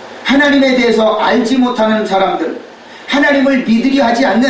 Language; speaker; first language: Korean; native; Korean